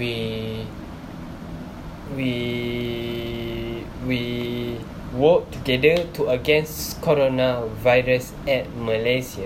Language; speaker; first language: English; non-native, local second language; Malay